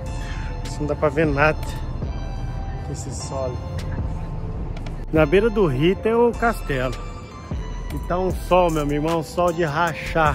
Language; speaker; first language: Portuguese; native; Portuguese